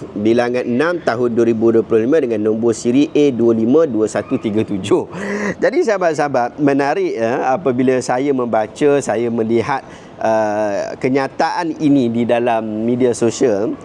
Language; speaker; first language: Malay; native; Malay